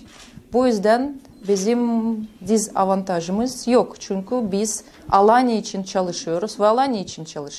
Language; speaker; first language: Turkish; non-native, fluent; Russian